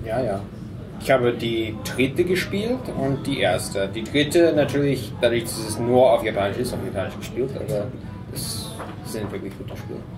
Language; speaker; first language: German; non-native, fluent; English